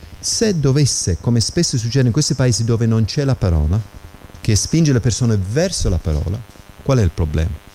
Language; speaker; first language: Italian; non-native, fluent; English